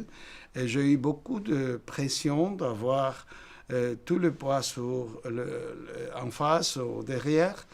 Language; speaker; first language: French; non-native, fluent; Spanish